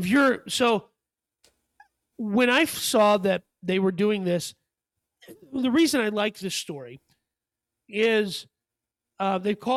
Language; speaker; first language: English; native; English